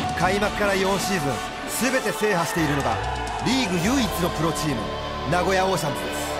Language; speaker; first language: Japanese; native; Japanese